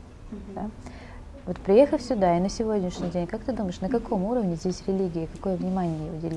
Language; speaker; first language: Russian; native; Russian